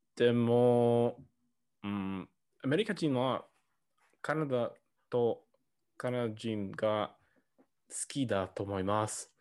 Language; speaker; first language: Japanese; non-native, learner; English